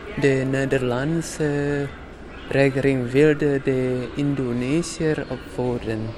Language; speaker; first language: Dutch; non-native, learner; Indonesian